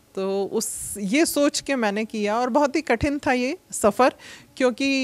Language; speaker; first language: Hindi; native; Hindi